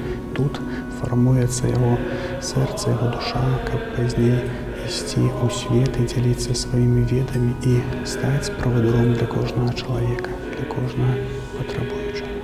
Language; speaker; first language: Belarusian; native; Belarusian